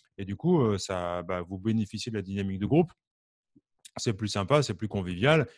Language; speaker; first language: French; native; French